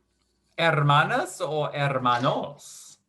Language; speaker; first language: Spanish; non-native, learner; English